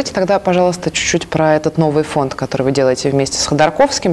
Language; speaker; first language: Russian; native; Russian